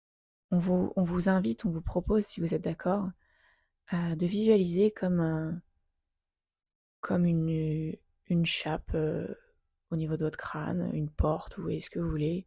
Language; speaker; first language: French; native; French